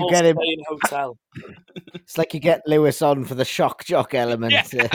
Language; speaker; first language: English; native; English